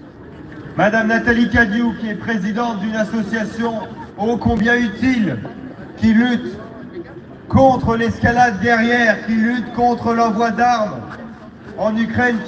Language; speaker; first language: French; native; French